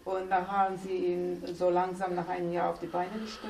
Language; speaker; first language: German; non-native, fluent; Slovenian